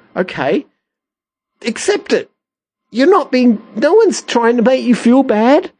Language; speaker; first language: English; native; English